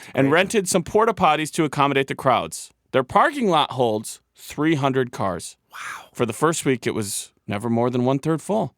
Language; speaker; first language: English; native; English